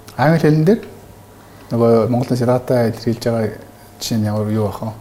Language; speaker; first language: Mongolian; native; Mongolian